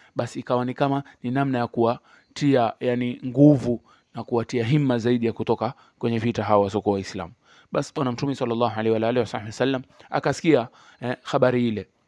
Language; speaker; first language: Swahili; native; Swahili